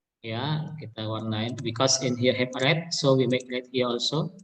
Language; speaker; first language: English; non-native, learner; Indonesian